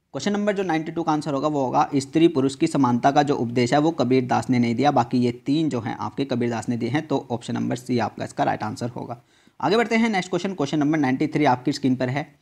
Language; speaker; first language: Hindi; native; Hindi